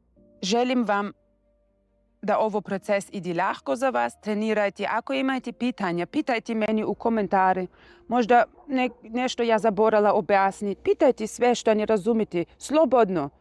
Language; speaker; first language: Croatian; non-native, learner; Russian